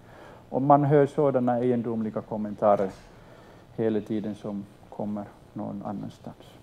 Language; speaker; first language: Swedish; non-native, local second language; Finnish